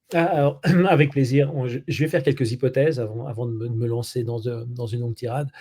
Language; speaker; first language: French; native; French